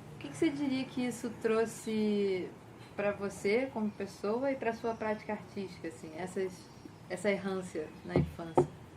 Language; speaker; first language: Portuguese; native; Portuguese